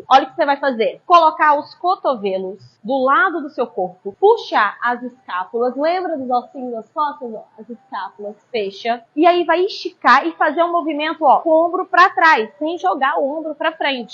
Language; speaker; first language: Portuguese; native; Portuguese